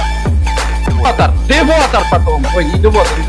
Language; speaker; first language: Russian; native; Russian